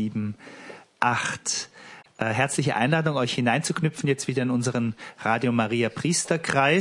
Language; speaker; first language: German; native; German